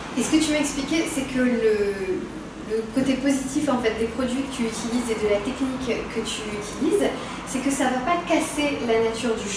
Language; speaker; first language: French; native; French